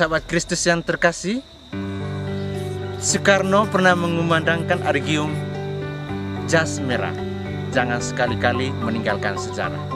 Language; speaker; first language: Indonesian; native; Indonesian